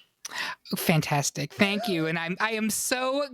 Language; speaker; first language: English; native; English